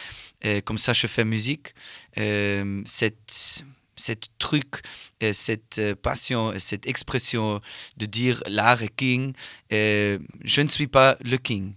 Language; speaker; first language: French; non-native, learner; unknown